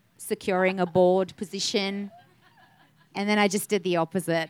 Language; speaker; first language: English; native; English